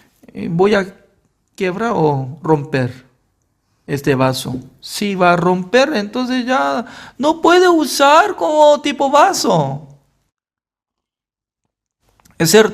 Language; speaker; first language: Spanish; non-native, fluent; Korean